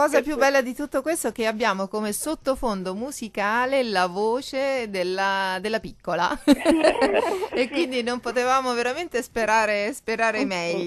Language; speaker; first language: Italian; native; Italian